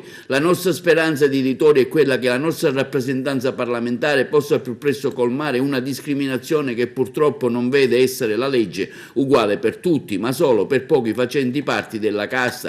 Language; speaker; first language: Italian; native; Italian